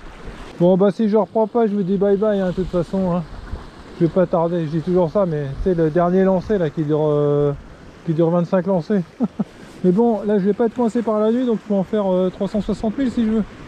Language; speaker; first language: French; native; French